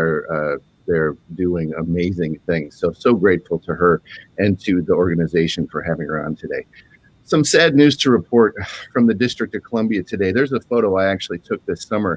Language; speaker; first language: English; native; English